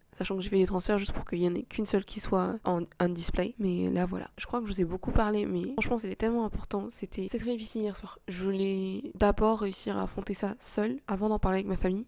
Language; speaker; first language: French; native; French